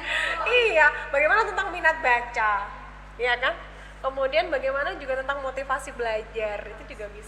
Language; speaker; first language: Indonesian; native; Indonesian